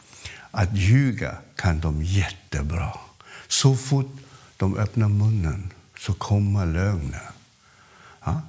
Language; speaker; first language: Swedish; non-native, fluent; Cantonese